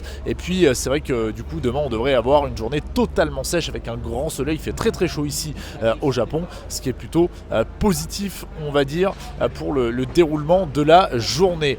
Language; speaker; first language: French; native; French